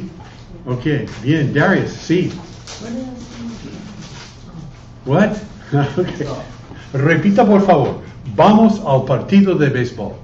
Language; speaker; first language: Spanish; non-native, fluent; English